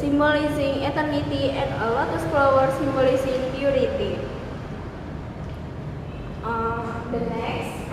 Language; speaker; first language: English; non-native, learner; Indonesian